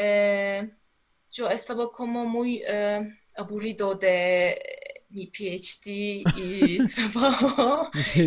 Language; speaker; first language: Spanish; non-native, learner; Turkish